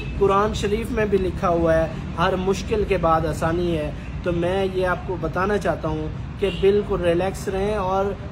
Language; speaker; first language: Urdu; native; Urdu